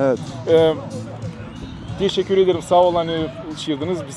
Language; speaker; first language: Turkish; non-native, learner; Gagauz